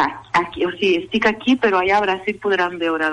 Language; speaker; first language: Catalan; non-native, fluent; Portuguese